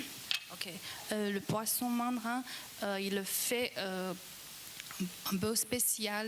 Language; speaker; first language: French; non-native, learner; Chinese